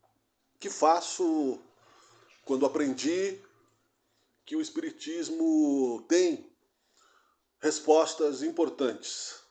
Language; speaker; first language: Portuguese; native; Portuguese